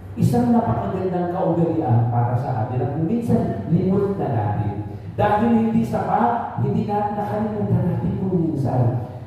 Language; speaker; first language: Filipino; non-native, local second language; Cebuano